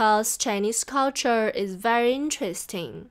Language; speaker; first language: English; non-native, fluent; Chinese